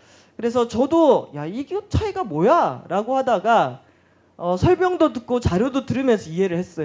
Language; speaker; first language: Korean; native; Korean